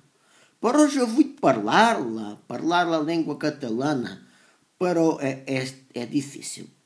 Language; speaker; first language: Catalan; non-native, learner; Spanish